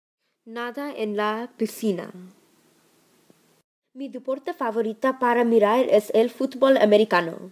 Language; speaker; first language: Spanish; non-native, learner; English